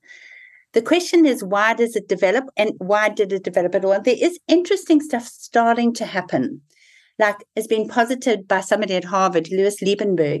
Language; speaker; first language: English; native; English